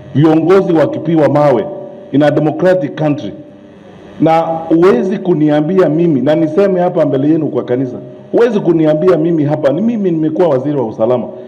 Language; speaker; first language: Swahili; non-native, local second language; Gusii